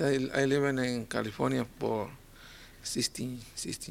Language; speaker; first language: English; non-native, learner; Spanish